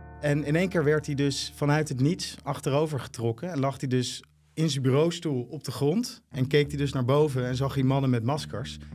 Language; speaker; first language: Dutch; native; Dutch